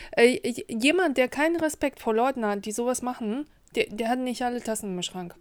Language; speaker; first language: German; early bilingual, other home language; Russian